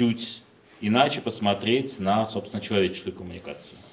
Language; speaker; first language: Russian; native; Russian